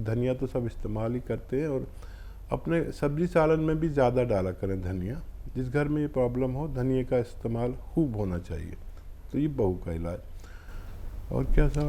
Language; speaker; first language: Hindi; native; Hindi